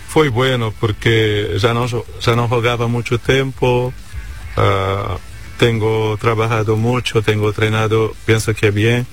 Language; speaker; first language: Spanish; non-native, learner; Portuguese